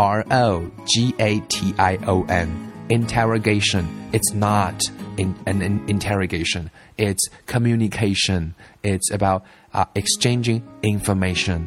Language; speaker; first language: English; non-native, fluent; Chinese